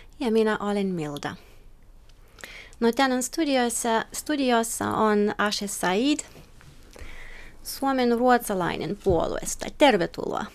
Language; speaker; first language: Finnish; non-native, learner; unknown